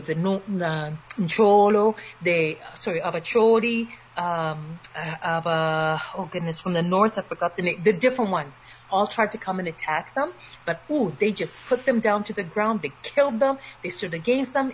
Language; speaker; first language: English; native; English